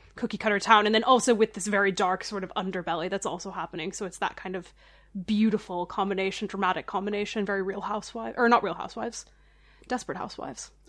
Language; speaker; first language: English; native; English